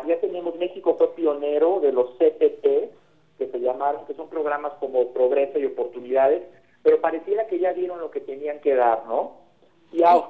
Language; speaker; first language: Spanish; native; Spanish